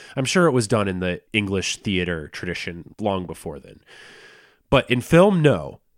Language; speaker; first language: English; native; English